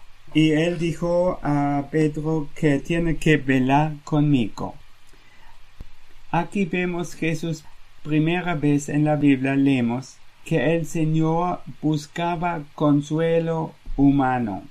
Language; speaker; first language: Spanish; non-native, fluent; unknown